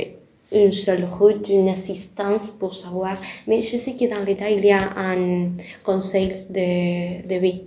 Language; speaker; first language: French; non-native, learner; Spanish